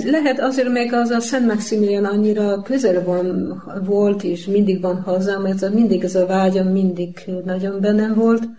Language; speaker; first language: Hungarian; non-native, learner; Polish